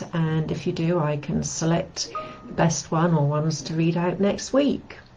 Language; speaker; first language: English; native; English